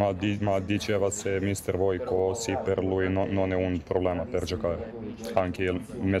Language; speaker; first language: Italian; non-native, learner; Spanish